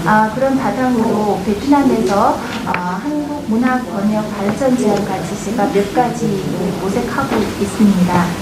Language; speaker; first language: Korean; non-native, fluent; Vietnamese